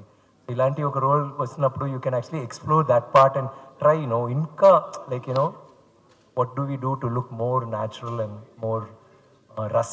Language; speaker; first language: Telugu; non-native, fluent; Tamil